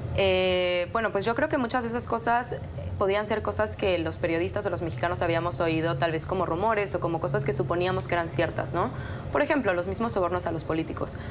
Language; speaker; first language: Spanish; native; Spanish